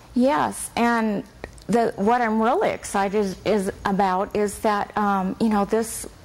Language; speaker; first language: English; native; English